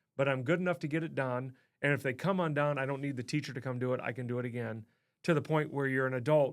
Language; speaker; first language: English; native; English